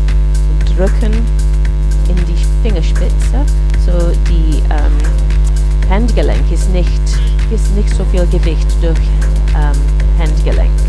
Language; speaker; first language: German; non-native, learner; English